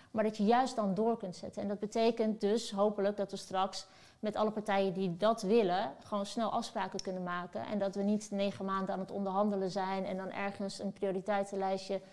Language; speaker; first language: Dutch; early bilingual, other home language; Turkish